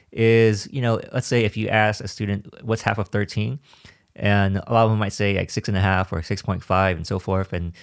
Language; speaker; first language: English; native; English